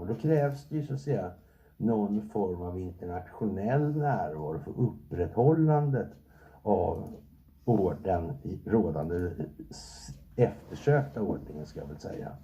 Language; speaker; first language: Swedish; native; Swedish